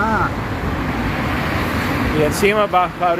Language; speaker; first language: Spanish; non-native, learner; English